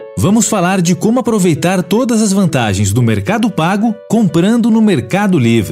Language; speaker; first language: Portuguese; native; Portuguese